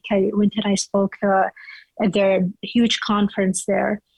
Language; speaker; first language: English; non-native, fluent; Arabic